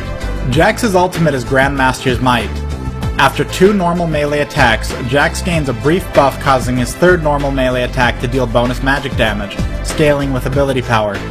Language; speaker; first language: English; native; English